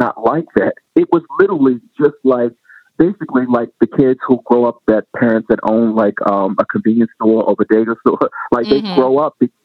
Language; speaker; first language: English; native; English